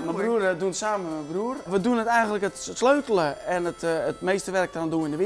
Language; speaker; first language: Dutch; native; Dutch